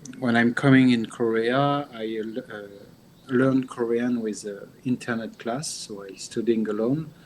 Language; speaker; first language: English; non-native, learner; French